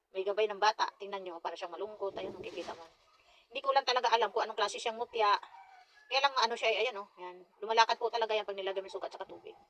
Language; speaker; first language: Filipino; non-native, local second language; Cebuano